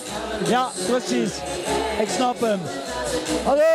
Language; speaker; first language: Dutch; native; Dutch